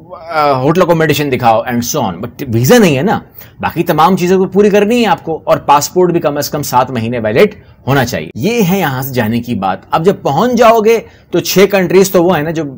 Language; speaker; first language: Urdu; non-native, local second language; Punjabi